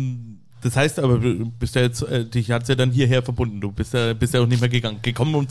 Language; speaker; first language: German; native; German